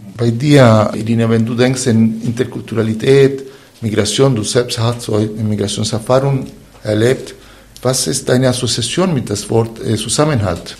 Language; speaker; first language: German; non-native, fluent; Spanish